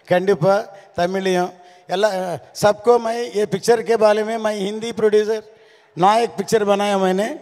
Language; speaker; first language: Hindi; non-native, local second language; Tamil